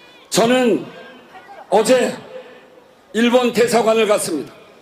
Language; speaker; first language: Korean; native; Korean